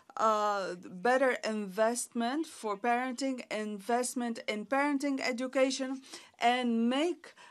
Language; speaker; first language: English; non-native, fluent; Arabic